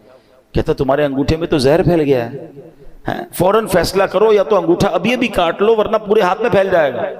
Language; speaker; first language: Urdu; native; Urdu